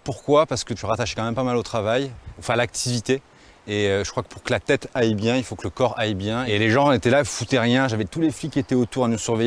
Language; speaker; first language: French; native; French